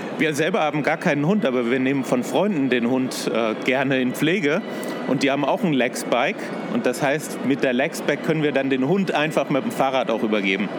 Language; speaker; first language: German; native; German